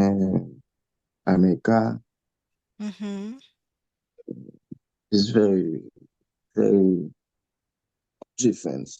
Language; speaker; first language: English; non-native, learner; Haitian Creole